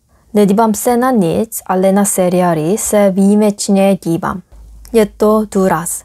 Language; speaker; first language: Czech; non-native, fluent; Korean